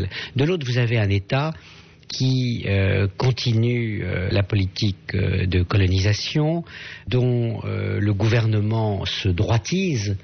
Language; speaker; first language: French; native; French